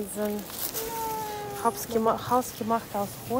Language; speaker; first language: German; non-native, fluent; Latvian